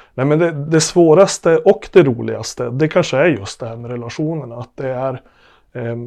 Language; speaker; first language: Swedish; native; Swedish